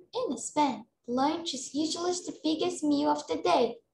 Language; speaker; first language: English; non-native, fluent; Portuguese